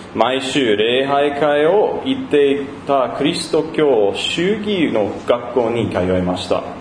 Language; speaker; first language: Japanese; non-native, learner; English